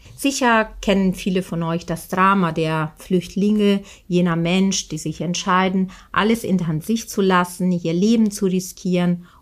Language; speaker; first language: German; non-native, fluent; Italian